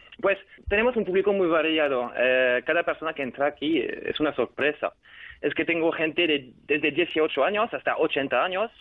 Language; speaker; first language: Spanish; non-native, fluent; French